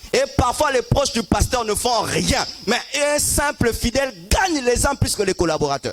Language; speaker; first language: French; non-native, local second language; Lingala